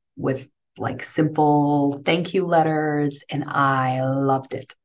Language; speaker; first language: English; native; English